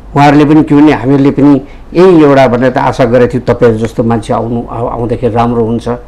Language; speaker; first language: Nepali; native; Nepali